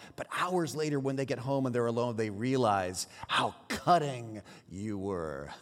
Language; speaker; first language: English; early bilingual, other home language; Swiss German